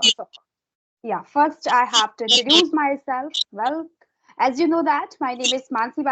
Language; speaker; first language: English; non-native, fluent; Hindi